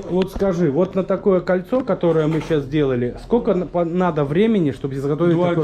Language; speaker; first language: Russian; native; Russian